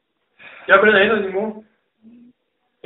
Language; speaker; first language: Danish; native; Danish